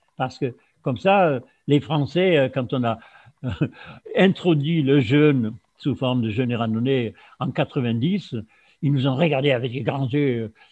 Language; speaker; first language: French; non-native, fluent; German